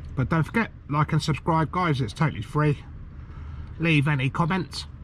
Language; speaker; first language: English; native; English